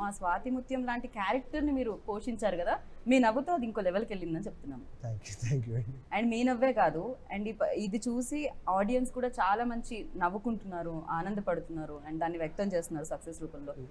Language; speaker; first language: Telugu; native; Telugu